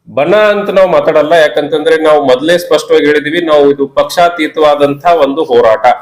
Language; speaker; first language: Kannada; native; Kannada